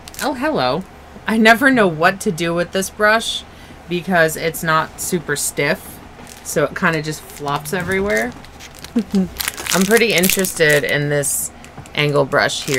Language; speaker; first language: English; native; English